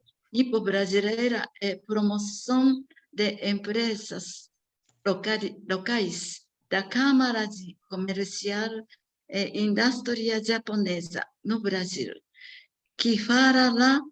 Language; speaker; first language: Portuguese; non-native, learner; Japanese